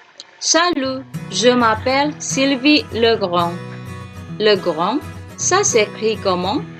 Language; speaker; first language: French; non-native, fluent; Indonesian